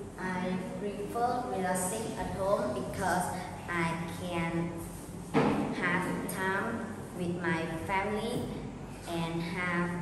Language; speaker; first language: English; non-native, learner; Vietnamese